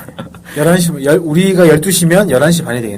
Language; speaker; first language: Korean; native; Korean